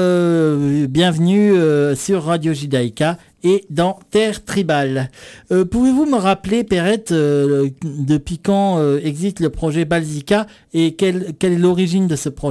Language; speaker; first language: French; native; French